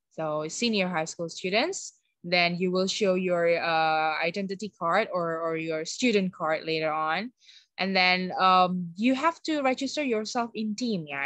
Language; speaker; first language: English; non-native, fluent; Indonesian